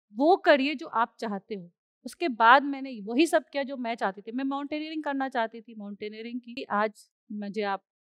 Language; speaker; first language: Hindi; native; Hindi